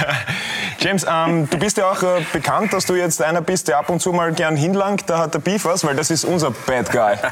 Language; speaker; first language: German; native; German